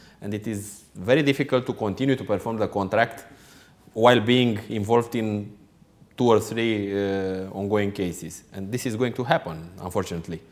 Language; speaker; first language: English; non-native, fluent; Romanian